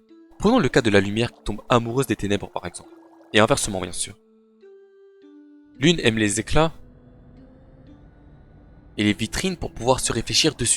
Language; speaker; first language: French; native; French